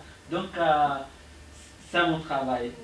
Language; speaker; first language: French; non-native, learner; Arabic